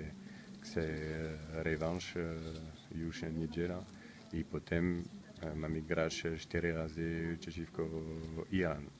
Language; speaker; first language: Polish; non-native, learner; French